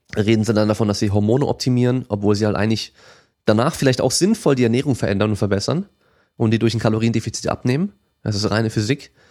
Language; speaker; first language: German; native; German